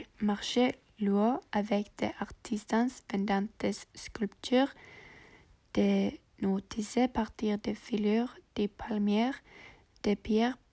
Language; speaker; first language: French; non-native, learner; English